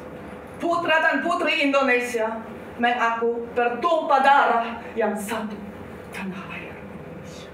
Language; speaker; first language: Indonesian; non-native, fluent; German